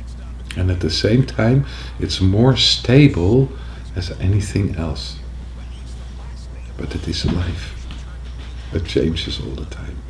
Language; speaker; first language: English; non-native, fluent; Dutch